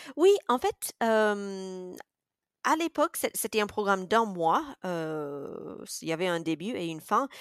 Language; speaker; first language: French; non-native, fluent; English